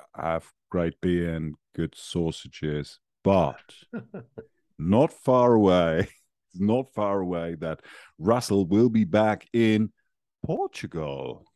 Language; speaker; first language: English; non-native, fluent; German